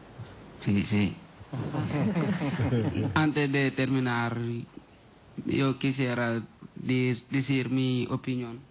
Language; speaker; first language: Spanish; non-native, learner; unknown